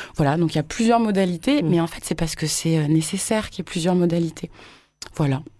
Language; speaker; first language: French; native; French